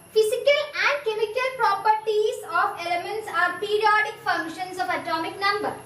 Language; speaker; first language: English; non-native, local second language; Malayalam